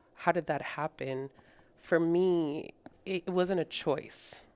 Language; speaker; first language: English; early bilingual, other home language; Spanish